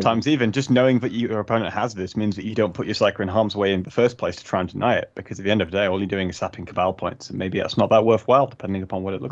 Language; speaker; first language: English; native; English